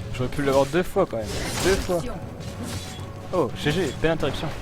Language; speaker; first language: French; native; French